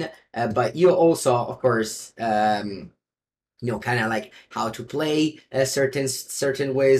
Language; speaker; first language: English; non-native, fluent; Italian